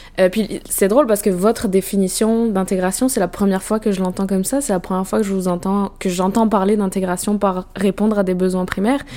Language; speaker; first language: French; native; French